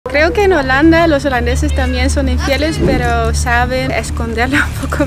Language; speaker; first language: Spanish; non-native, fluent; Dutch